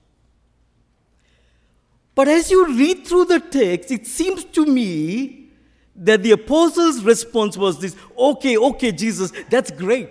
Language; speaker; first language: English; non-native, local second language; Sinhala